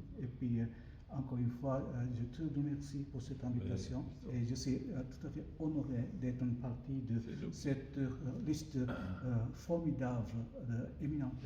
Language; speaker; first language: French; non-native, learner; Japanese